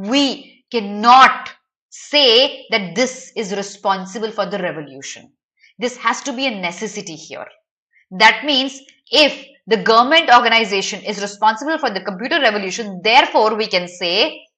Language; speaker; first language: English; non-native, local second language; Hindi